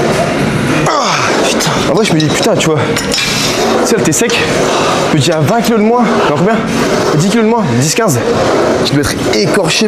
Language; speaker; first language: French; native; French